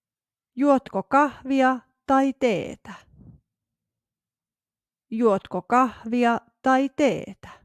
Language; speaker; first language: Finnish; non-native, fluent; English